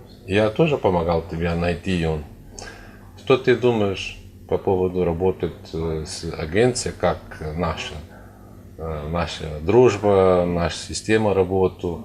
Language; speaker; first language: Russian; non-native, learner; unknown